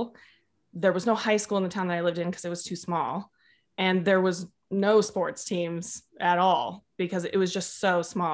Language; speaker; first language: English; native; English